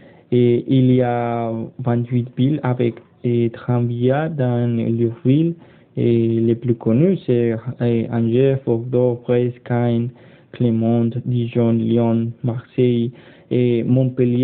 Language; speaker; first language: French; non-native, learner; Spanish